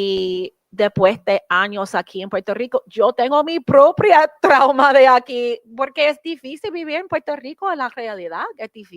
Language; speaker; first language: Spanish; non-native, learner; English